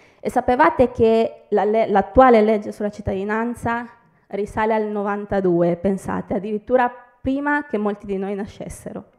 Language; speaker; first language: Italian; early bilingual, other home language; Spanish